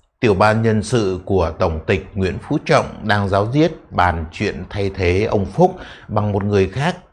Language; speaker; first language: Vietnamese; native; Vietnamese